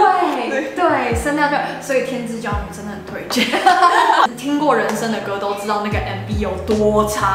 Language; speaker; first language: Chinese; native; Chinese